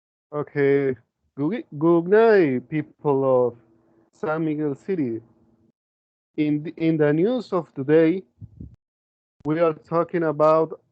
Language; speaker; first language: English; non-native, learner; Spanish